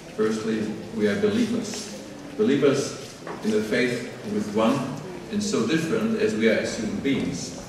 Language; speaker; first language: English; non-native, fluent; German